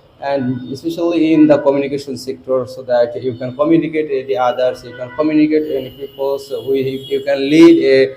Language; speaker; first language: English; non-native, learner; Bangla